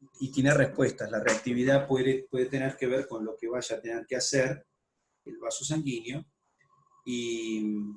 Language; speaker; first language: Spanish; native; Spanish